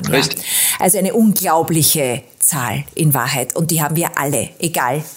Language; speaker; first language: German; native; German